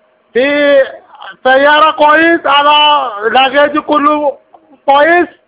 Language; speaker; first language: Arabic; non-native, learner; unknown